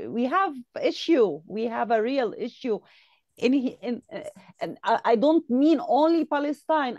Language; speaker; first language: English; non-native, fluent; Arabic